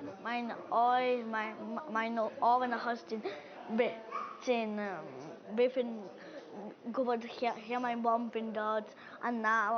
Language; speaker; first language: Welsh; early bilingual, other home language; Ukrainian